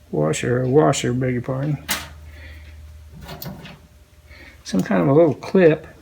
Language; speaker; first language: English; native; English